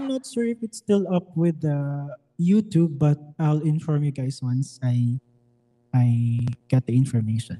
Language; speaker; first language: English; non-native, local second language; Filipino